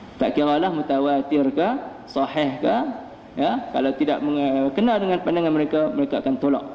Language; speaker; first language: Malay; native; Malay